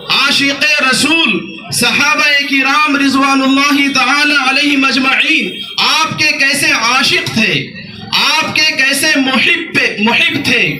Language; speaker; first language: Urdu; native; Urdu